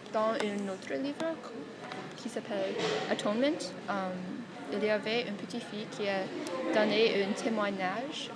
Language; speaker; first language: French; non-native, fluent; English